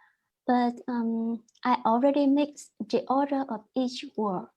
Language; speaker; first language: English; non-native, learner; Vietnamese